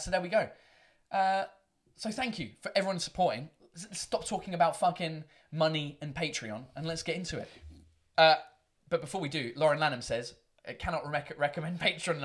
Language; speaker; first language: English; native; English